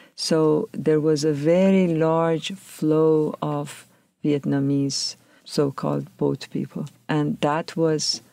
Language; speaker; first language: English; non-native, fluent; Persian